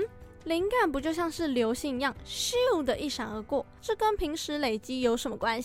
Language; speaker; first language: Chinese; native; Chinese